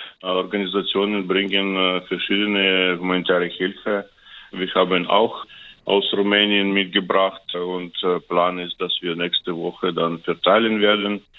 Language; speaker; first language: German; non-native, learner; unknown